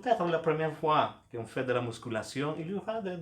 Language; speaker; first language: French; non-native, fluent; Spanish